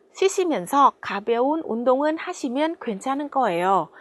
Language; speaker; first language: Korean; non-native, fluent; Vietnamese